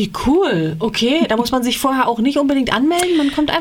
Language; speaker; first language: German; native; German